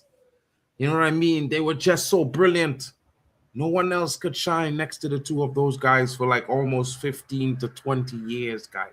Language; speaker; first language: English; native; English